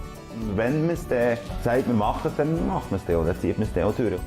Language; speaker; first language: German; native; German